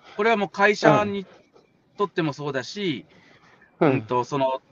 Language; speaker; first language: Japanese; native; Japanese